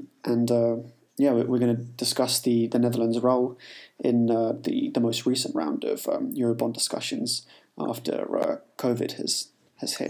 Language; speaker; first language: English; native; English